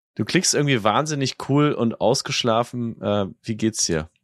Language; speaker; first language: German; native; German